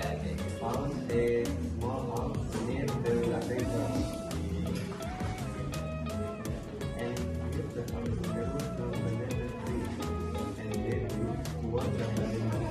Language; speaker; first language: English; non-native, learner; Indonesian